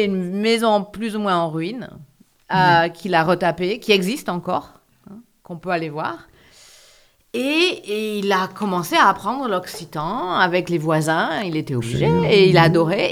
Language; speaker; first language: French; native; French